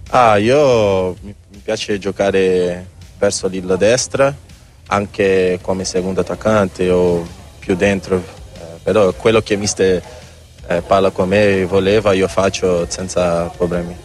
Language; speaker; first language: Italian; non-native, learner; Portuguese